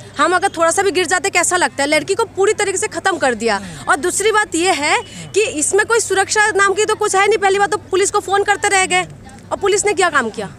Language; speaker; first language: Hindi; non-native, local second language; Assamese